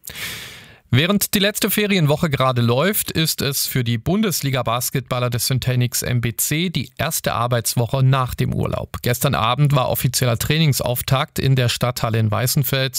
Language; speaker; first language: German; native; German